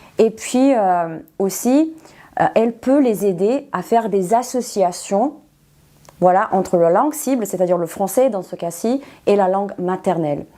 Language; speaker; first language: French; non-native, fluent; Serbian